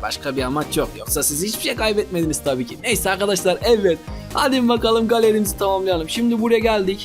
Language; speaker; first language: Turkish; native; Turkish